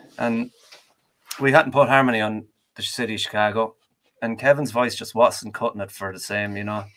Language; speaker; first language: English; native; English